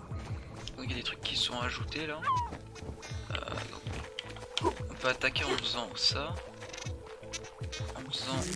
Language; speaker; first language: French; native; French